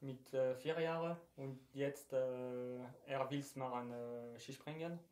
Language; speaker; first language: German; non-native, learner; French